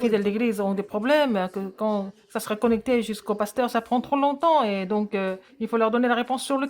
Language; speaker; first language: French; non-native, fluent; Korean